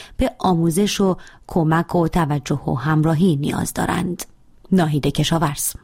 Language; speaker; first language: Persian; native; Persian